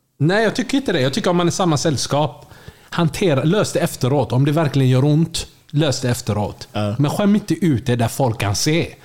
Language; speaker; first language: Swedish; early bilingual, other home language; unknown